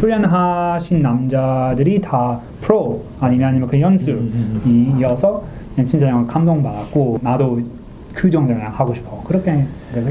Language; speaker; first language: Korean; non-native, learner; English